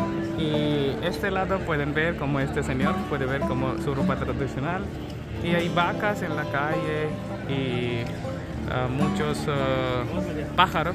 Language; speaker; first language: Spanish; non-native, learner; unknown